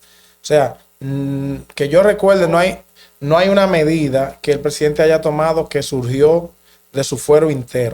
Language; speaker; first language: Spanish; native; Spanish